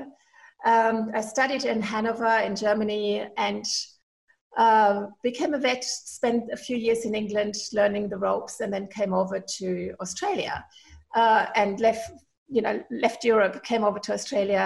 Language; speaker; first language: English; non-native, fluent; German